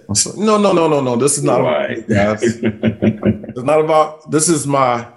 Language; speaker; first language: English; native; English